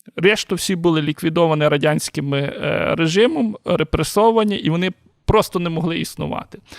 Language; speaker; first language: Ukrainian; native; Ukrainian